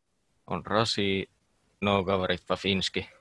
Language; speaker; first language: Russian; non-native, learner; Finnish